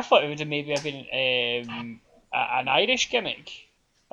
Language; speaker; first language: English; native; English